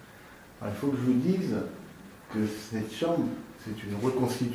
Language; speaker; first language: French; native; French